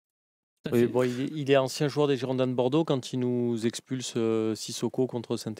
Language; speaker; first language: French; native; French